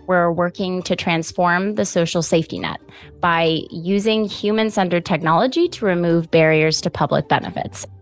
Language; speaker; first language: English; native; English